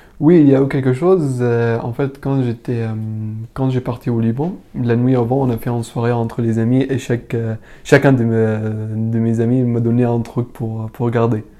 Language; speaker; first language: French; non-native, learner; Arabic